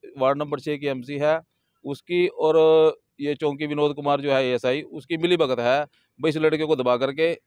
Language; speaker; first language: Hindi; native; Hindi